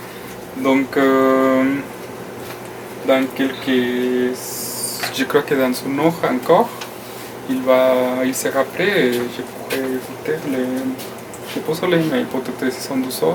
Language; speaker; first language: French; non-native, fluent; Spanish